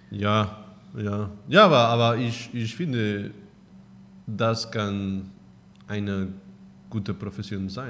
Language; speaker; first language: German; non-native, learner; Spanish